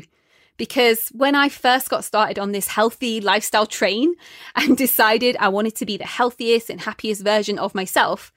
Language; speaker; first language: English; native; English